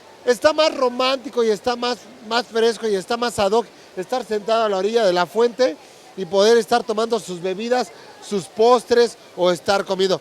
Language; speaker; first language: Spanish; native; Spanish